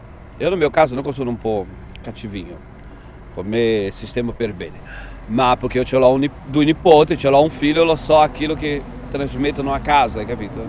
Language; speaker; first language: Italian; non-native, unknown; Portuguese